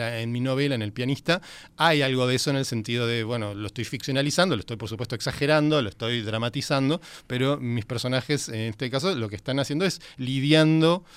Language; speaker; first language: Spanish; native; Spanish